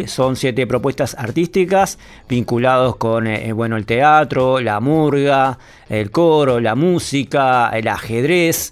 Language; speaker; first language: Spanish; native; Spanish